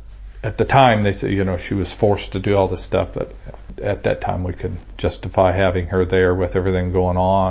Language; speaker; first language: English; native; English